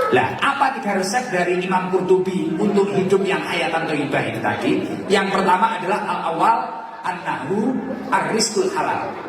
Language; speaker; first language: Indonesian; non-native, local second language; Javanese